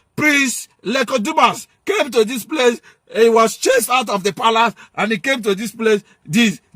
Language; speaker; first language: Nigerian Pidgin; non-native, local second language; Igbo